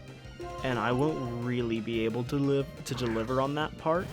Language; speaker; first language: English; native; English